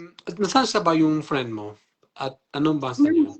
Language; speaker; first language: Filipino; non-native, learner; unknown